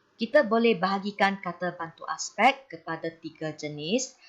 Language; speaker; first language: Malay; non-native, local second language; Chinese